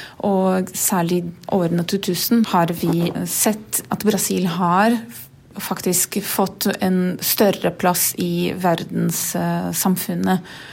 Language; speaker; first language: Norwegian; non-native, fluent; Portuguese